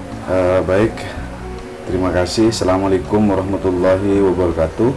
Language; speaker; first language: Indonesian; non-native, local second language; Madurese